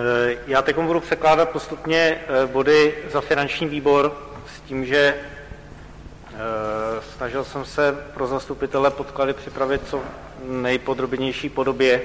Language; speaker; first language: Czech; native; Czech